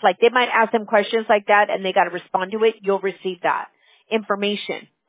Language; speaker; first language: English; early bilingual, other home language; Spanish